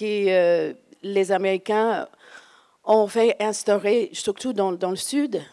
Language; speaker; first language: French; non-native, fluent; English